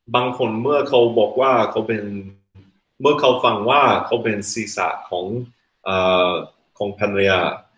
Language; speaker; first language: Thai; non-native, fluent; English